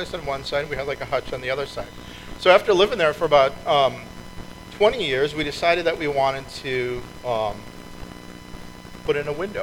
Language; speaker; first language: English; native; English